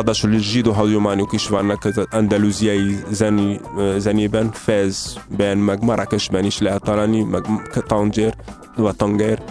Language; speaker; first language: Hungarian; non-native, learner; Arabic